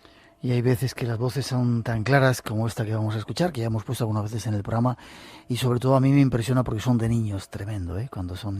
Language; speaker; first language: Spanish; native; Spanish